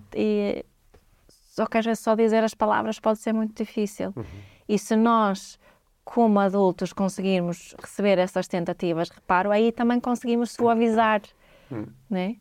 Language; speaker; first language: Portuguese; non-native, fluent; Swedish